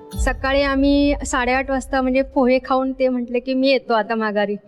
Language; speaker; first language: Marathi; native; Marathi